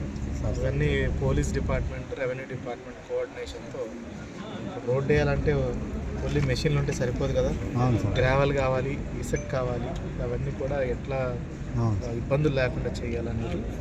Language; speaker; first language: Telugu; native; Telugu